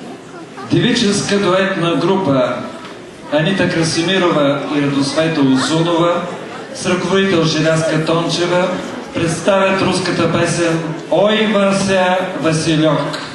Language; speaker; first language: Bulgarian; native; Bulgarian